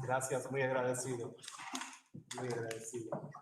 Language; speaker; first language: Spanish; early bilingual, heritage; Spanish